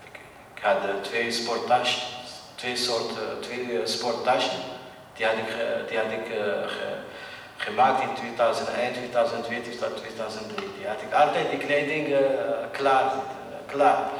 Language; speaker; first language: Dutch; non-native, learner; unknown